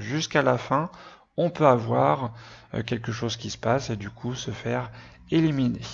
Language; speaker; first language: French; native; French